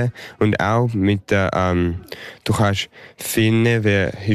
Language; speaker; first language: German; early bilingual, heritage; English